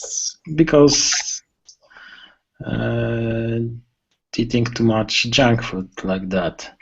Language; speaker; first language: English; non-native, learner; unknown